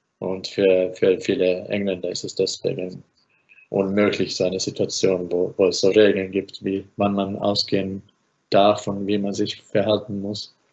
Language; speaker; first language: German; non-native, fluent; Finnish